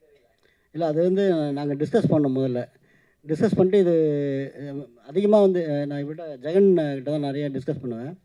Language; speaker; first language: Tamil; native; Tamil